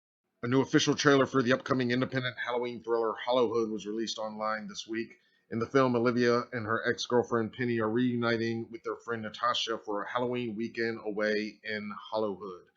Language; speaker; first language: English; native; English